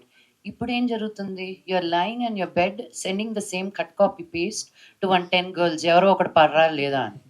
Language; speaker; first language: Telugu; native; Telugu